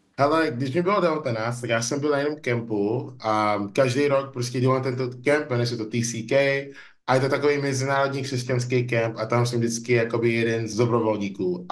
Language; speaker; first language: Czech; early bilingual, other home language; English